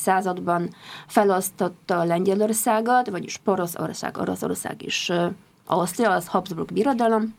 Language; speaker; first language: Hungarian; non-native, fluent; Polish